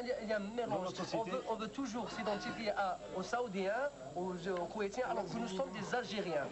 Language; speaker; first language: French; non-native, local second language; Arabic